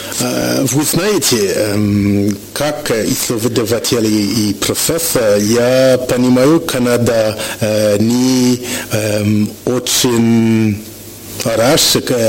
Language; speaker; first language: Russian; non-native, learner; French